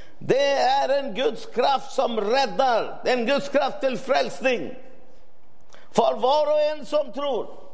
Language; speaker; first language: Swedish; non-native, fluent; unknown